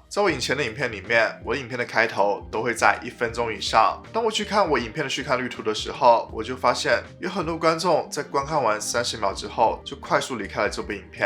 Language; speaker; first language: Chinese; native; Chinese